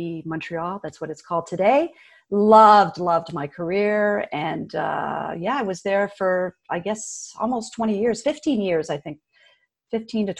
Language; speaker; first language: English; early bilingual, other home language; French